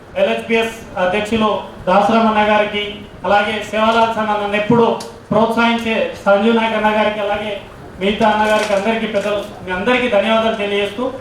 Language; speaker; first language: Telugu; non-native, local second language; Lambadi